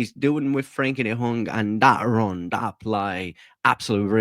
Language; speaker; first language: English; non-native, fluent; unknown